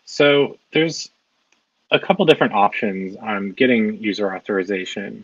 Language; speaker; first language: English; native; English